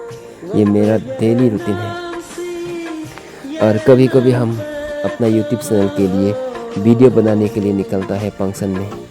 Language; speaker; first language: Hindi; non-native, local second language; Mising